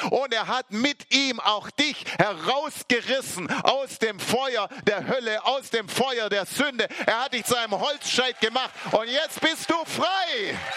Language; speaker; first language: German; native; German